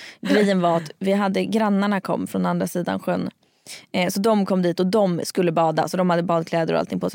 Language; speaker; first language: Swedish; native; Swedish